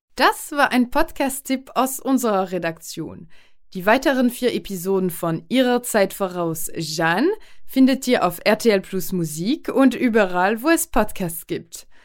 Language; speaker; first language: German; non-native, fluent; French